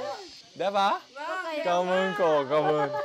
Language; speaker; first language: Vietnamese; non-native, learner; English